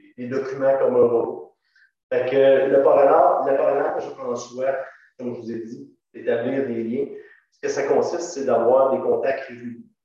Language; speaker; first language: French; native; French